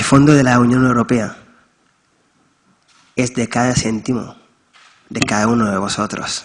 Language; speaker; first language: Spanish; non-native, fluent; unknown